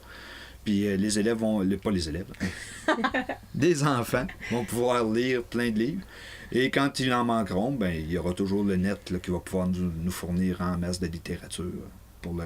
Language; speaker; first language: French; native; French